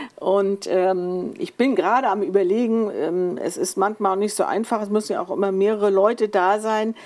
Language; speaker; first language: German; native; German